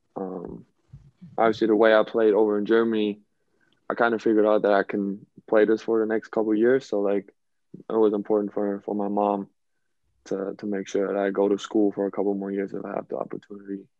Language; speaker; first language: English; non-native, fluent; German